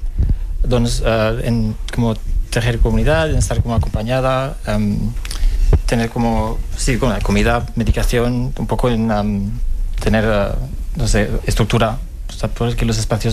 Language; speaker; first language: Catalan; non-native, local second language; Spanish